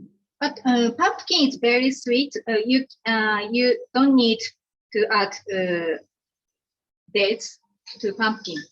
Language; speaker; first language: English; non-native, learner; Japanese